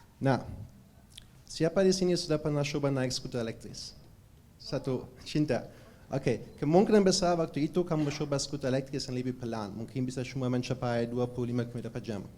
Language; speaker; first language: Indonesian; non-native, fluent; German